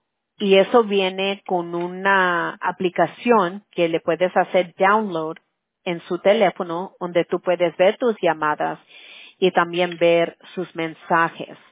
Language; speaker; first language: Spanish; early bilingual, heritage; English